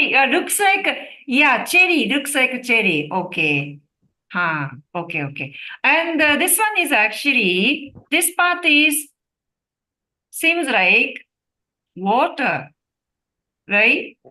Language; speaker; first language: English; non-native, learner; Japanese